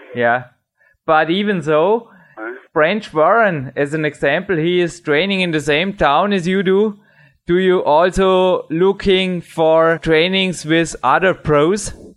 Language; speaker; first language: English; non-native, fluent; German